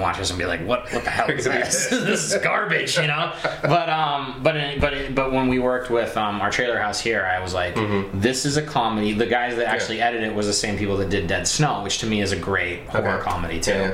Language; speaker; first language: English; native; English